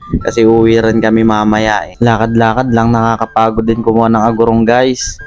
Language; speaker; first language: Filipino; non-native, local second language; Iloko